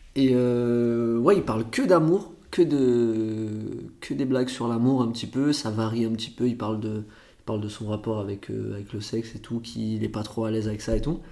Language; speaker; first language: French; early bilingual, other home language; Portuguese